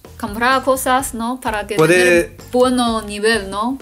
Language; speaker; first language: Spanish; non-native, learner; Chinese